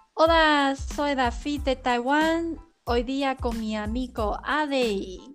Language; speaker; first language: Spanish; non-native, learner; Chinese